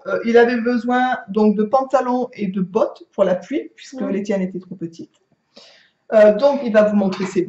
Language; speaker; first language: French; native; French